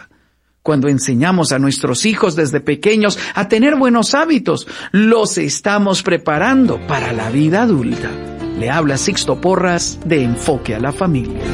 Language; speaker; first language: Spanish; native; Spanish